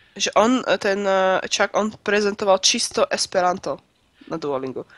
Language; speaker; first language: Slovak; native; Slovak